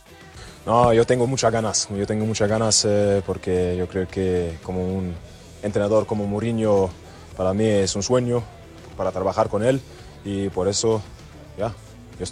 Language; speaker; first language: Spanish; non-native, learner; German